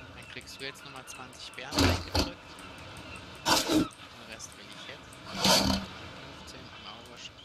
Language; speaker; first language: German; native; German